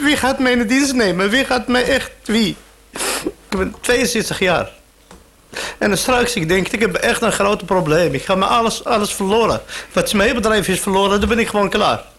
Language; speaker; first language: Dutch; non-native, learner; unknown